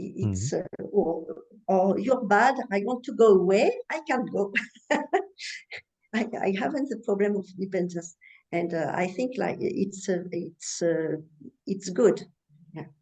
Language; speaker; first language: English; non-native, learner; French